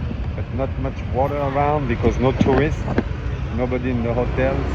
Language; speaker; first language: English; non-native, fluent; French